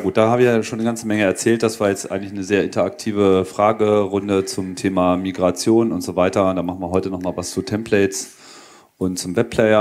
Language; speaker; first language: German; native; German